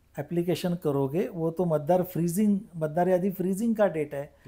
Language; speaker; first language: Hindi; non-native, local second language; Marathi